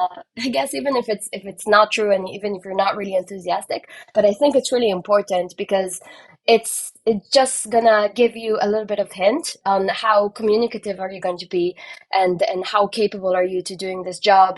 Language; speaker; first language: English; non-native, fluent; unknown